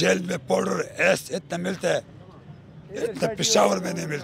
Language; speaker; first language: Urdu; non-native, local second language; Pashto